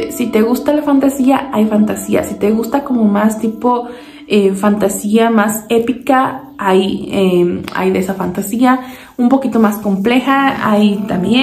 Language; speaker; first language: Spanish; native; Spanish